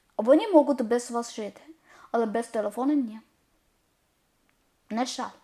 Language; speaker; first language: Ukrainian; non-native, learner; Malayalam